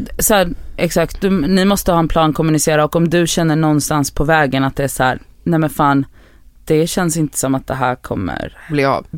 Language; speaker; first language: Swedish; native; Swedish